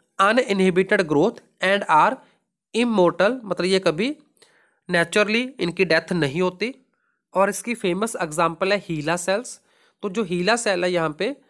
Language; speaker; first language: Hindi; non-native, local second language; Punjabi